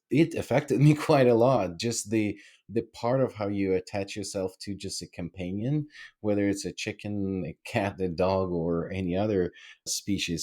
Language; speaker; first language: English; non-native, fluent; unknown